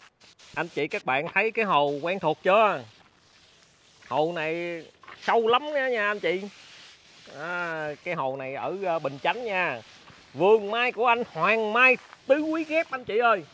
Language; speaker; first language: Vietnamese; native; Vietnamese